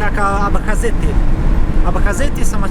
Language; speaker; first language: Russian; non-native, learner; English